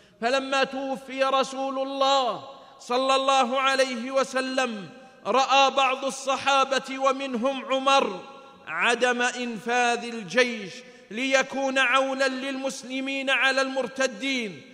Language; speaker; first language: Arabic; native; Arabic